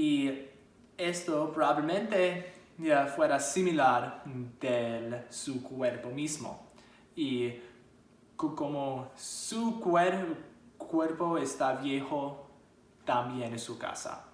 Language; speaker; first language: Spanish; non-native, learner; English